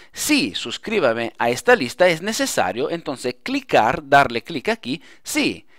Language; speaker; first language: Spanish; non-native, fluent; Italian